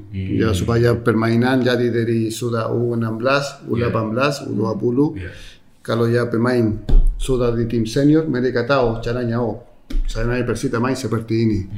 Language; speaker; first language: Indonesian; non-native, fluent; Spanish